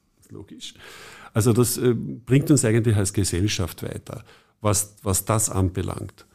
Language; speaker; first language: German; native; German